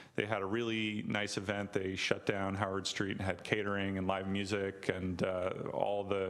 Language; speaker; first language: English; native; English